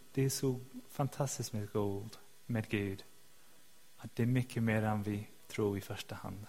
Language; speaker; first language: Swedish; non-native, fluent; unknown